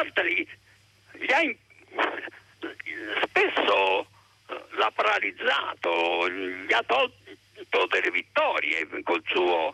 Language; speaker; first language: Italian; native; Italian